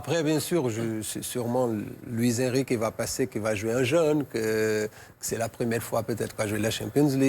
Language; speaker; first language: French; non-native, fluent; Portuguese